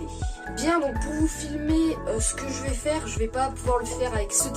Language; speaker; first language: French; native; French